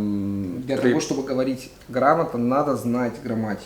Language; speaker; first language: Russian; non-native, fluent; Italian